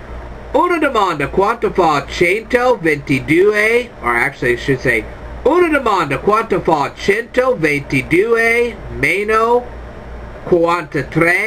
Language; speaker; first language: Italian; non-native, learner; English